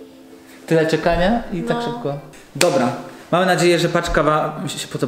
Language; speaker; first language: Polish; native; Polish